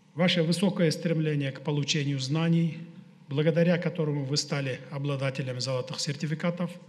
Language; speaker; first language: Russian; non-native, local second language; Kyrgyz